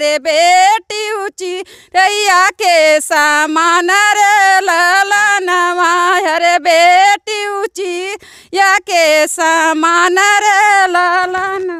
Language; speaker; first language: Hindi; native; Hindi